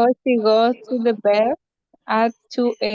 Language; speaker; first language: English; non-native, learner; Spanish